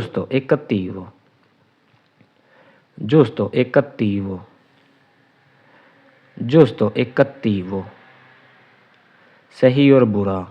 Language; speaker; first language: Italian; non-native, learner; Urdu